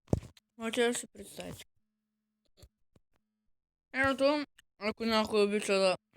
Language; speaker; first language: Bulgarian; native; Bulgarian